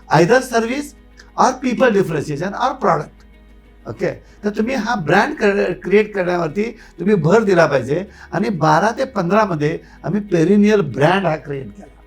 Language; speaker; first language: Marathi; native; Marathi